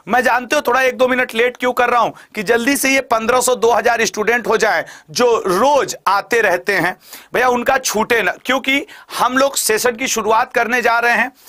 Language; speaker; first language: Hindi; native; Hindi